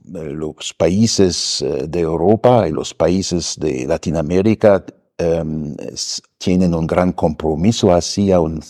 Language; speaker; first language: Spanish; non-native, fluent; German